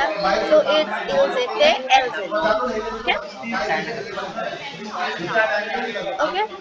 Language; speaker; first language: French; non-native, fluent; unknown